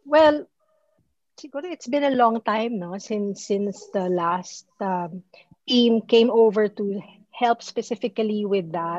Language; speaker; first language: English; non-native, local second language; Filipino